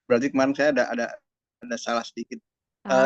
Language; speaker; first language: Indonesian; native; Indonesian